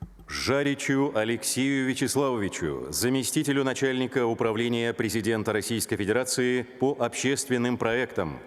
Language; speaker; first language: Russian; native; Russian